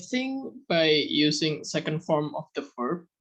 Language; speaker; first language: English; non-native, fluent; Indonesian